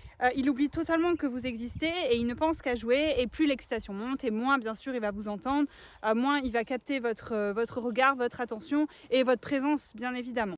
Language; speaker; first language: French; native; French